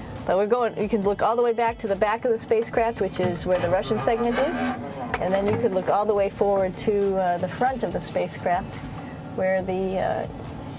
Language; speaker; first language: English; native; English